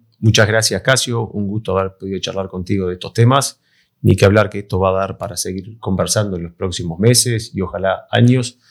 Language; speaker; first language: Spanish; native; Spanish